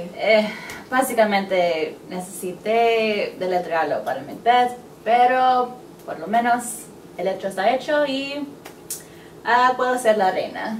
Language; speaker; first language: Spanish; non-native, learner; English